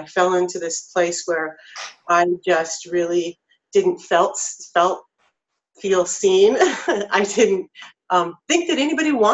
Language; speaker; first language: English; native; English